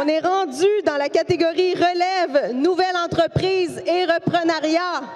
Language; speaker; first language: French; native; French